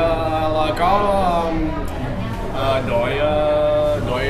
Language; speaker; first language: Vietnamese; early bilingual, heritage; English